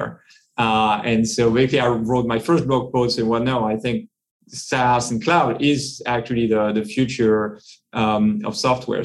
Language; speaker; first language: English; non-native, fluent; French